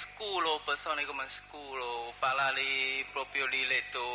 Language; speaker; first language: Italian; non-native, learner; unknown